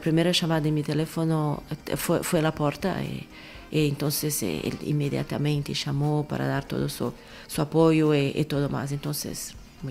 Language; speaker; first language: Spanish; non-native, fluent; Portuguese